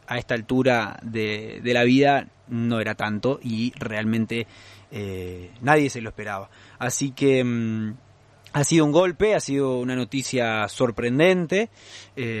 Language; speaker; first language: Spanish; native; Spanish